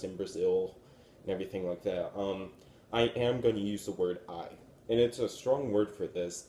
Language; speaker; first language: English; native; English